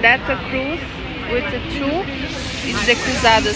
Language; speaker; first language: English; non-native, learner; Portuguese